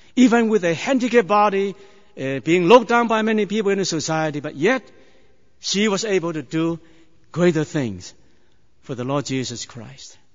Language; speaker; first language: English; non-native, fluent; Chinese